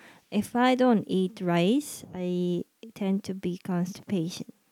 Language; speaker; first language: English; non-native, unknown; Japanese